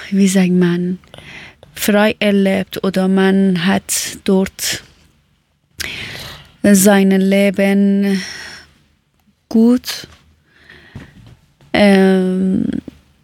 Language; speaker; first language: German; non-native, learner; Persian